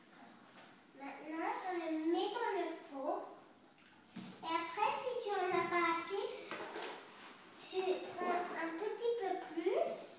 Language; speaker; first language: French; early bilingual, other home language; English